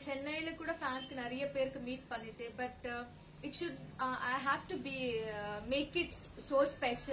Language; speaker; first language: Tamil; non-native, learner; Telugu